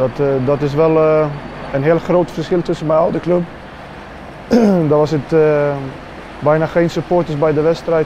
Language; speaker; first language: Dutch; non-native, fluent; Swedish